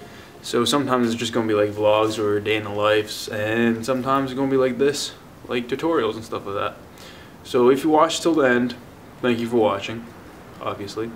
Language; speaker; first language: English; native; English